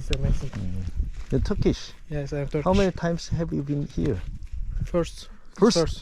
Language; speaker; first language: English; non-native, learner; Korean